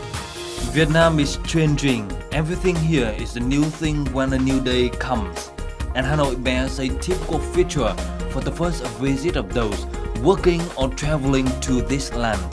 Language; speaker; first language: English; non-native, fluent; Vietnamese